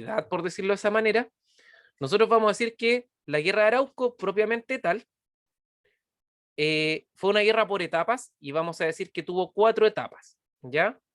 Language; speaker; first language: Spanish; native; Spanish